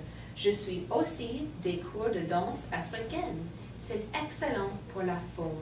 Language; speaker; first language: French; non-native, fluent; English